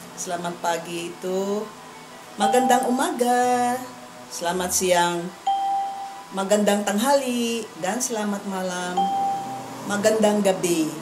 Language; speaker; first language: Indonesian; non-native, fluent; Filipino